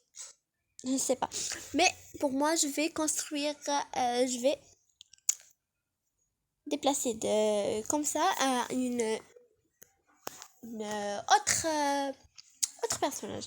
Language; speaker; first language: French; non-native, learner; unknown